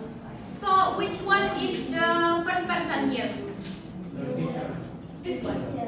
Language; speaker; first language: English; non-native, fluent; Indonesian